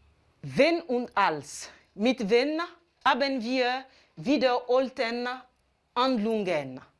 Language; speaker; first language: German; non-native, fluent; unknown